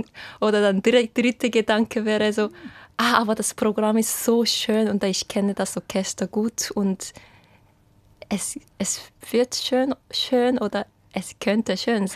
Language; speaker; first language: German; non-native, fluent; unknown